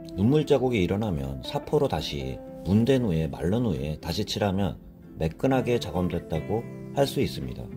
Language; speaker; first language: Korean; native; Korean